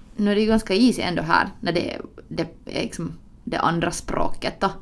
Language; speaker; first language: Swedish; early bilingual, other home language; Finnish